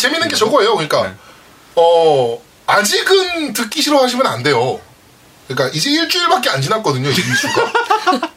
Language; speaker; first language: Korean; native; Korean